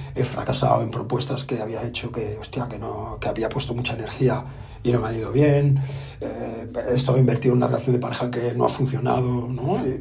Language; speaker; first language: Spanish; native; Spanish